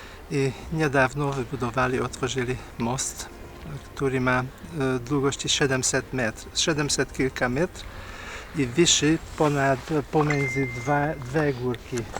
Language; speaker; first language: Polish; non-native, learner; Hungarian